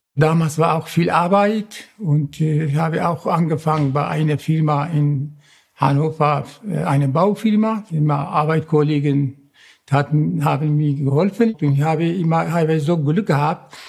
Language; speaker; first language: German; non-native, learner; Kurdish